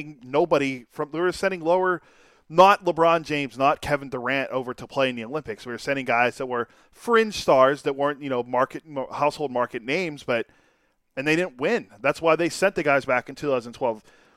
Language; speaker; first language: English; native; English